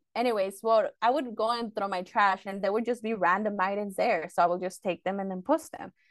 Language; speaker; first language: English; early bilingual, other home language; Spanish